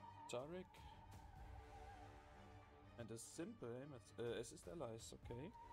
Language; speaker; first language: English; non-native, fluent; German